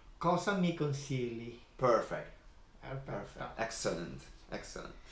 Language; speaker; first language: English; non-native, fluent; Italian